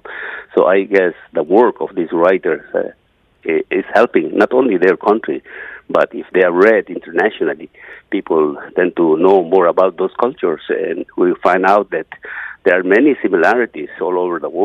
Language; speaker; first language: English; non-native, fluent; Yucateco